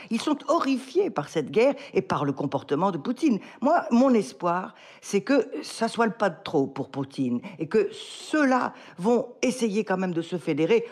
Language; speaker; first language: French; native; French